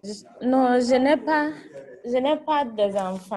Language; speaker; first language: French; non-native, learner; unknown